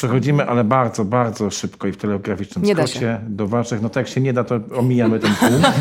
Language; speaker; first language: Polish; native; Polish